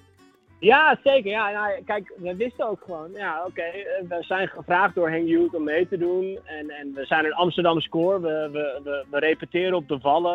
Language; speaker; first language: Dutch; native; Dutch